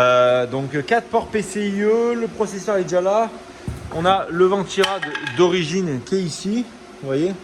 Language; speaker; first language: French; native; French